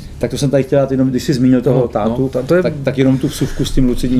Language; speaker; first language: Czech; native; Czech